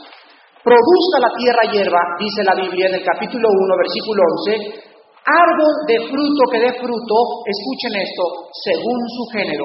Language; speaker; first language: Spanish; native; Spanish